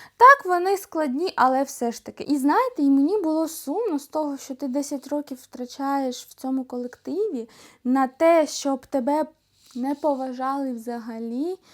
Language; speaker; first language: Ukrainian; non-native, local second language; Russian